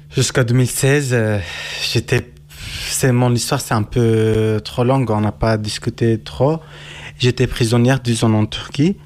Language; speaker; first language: French; non-native, learner; Turkish